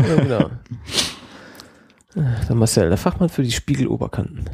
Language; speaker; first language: German; native; German